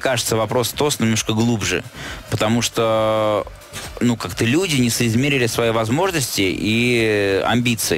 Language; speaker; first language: Russian; native; Russian